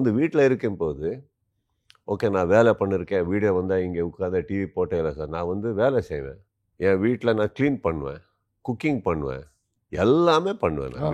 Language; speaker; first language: Tamil; non-native, local second language; Kannada